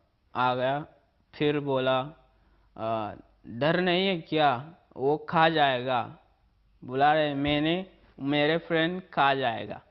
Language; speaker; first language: Hindi; native; Hindi